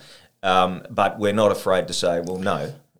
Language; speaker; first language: English; native; English